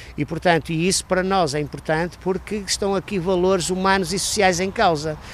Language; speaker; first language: Portuguese; native; Portuguese